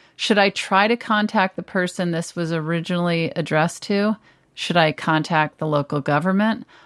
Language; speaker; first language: English; native; English